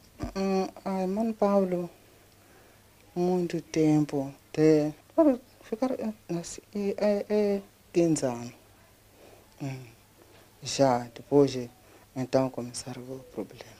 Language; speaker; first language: Portuguese; non-native, learner; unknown